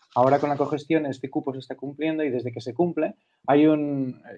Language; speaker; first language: Spanish; non-native, local second language; Catalan